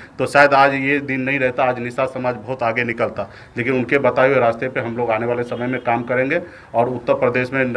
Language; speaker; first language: Hindi; native; Hindi